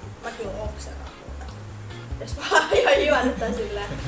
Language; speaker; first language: Finnish; native; Finnish